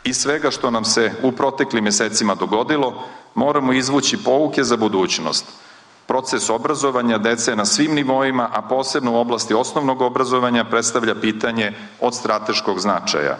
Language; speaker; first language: Croatian; native; Croatian